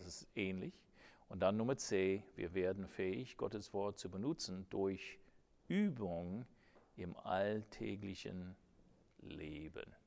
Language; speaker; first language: German; non-native, fluent; English